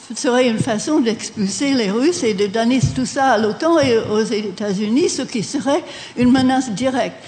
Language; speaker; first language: French; non-native, fluent; English